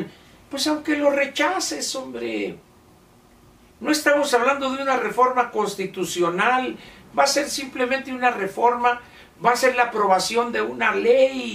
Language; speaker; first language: Spanish; native; Spanish